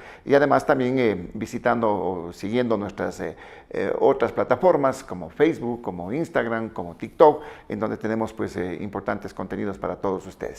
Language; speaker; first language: Spanish; native; Spanish